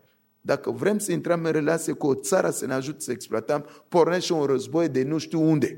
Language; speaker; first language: Romanian; non-native, fluent; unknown